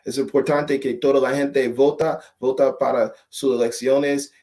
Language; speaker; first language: Spanish; non-native, learner; English